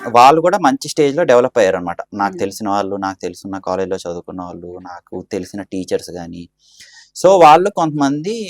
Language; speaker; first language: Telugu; early bilingual, heritage; Telugu